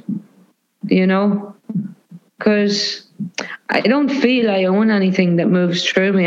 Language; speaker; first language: English; native; English